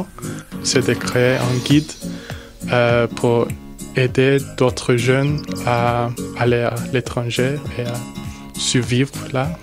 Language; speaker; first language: French; non-native, learner; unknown